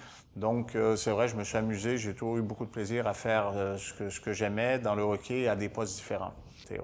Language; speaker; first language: French; native; French